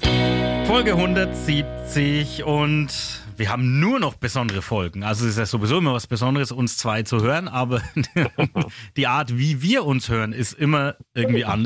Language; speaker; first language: German; native; German